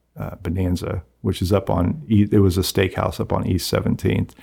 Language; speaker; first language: English; native; English